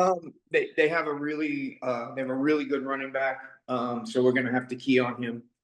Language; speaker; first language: English; native; English